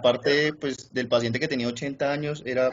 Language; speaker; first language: Spanish; native; Spanish